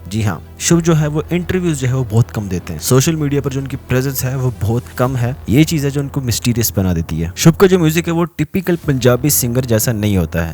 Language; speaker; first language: Urdu; native; Urdu